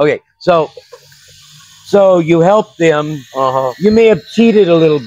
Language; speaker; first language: English; native; English